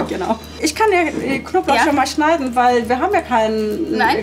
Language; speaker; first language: German; early bilingual, other home language; Turkish